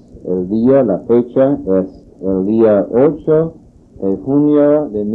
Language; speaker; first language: Spanish; non-native, fluent; English